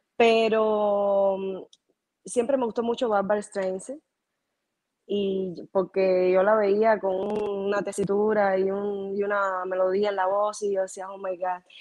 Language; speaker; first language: Spanish; native; Spanish